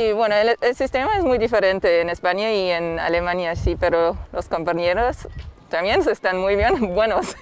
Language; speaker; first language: Spanish; non-native, learner; German